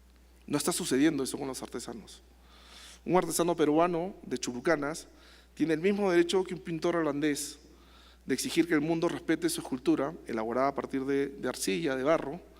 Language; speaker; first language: Spanish; native; Spanish